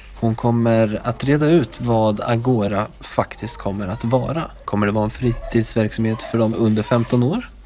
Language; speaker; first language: Swedish; native; Swedish